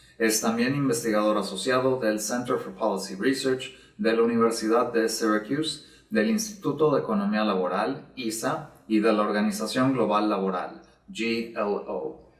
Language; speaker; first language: Spanish; native; Spanish